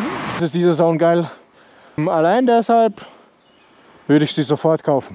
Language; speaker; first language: German; native; German